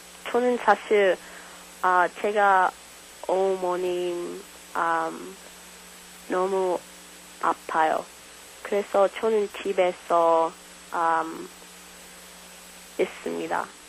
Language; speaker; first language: Korean; non-native, learner; English